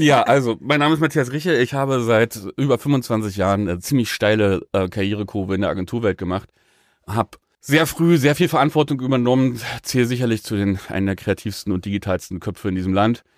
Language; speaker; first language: German; native; German